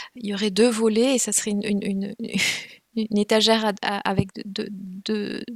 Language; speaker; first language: French; non-native, local second language; Kinyarwanda